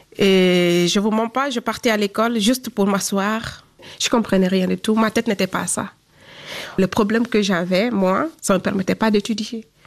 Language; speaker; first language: French; non-native, local second language; Fula